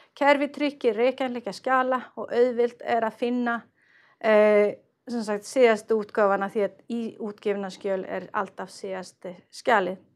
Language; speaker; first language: Icelandic; non-native, fluent; Swedish